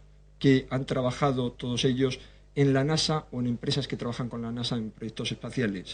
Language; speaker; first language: Spanish; native; Spanish